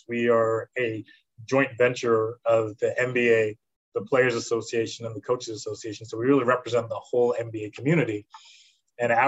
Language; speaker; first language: English; native; English